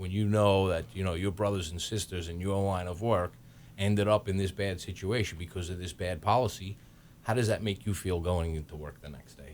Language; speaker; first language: English; native; English